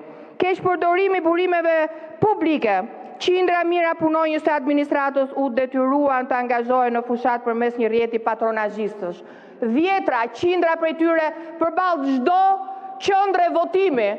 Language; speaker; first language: Albanian; native; Albanian